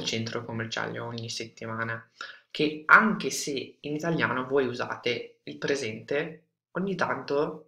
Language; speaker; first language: Italian; non-native, fluent; English